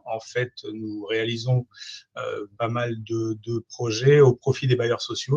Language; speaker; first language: French; native; French